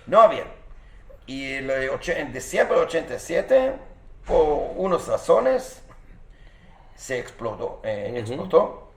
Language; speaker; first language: Spanish; non-native, fluent; Hebrew